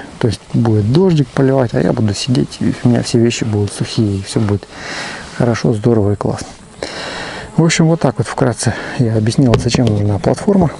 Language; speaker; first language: Russian; native; Russian